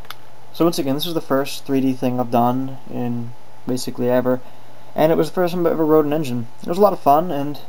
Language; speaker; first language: English; native; English